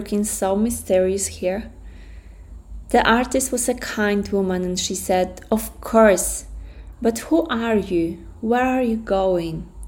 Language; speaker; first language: English; non-native, fluent; Polish